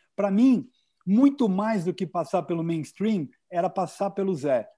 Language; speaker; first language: Portuguese; native; Portuguese